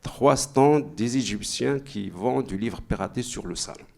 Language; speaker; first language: French; non-native, local second language; Arabic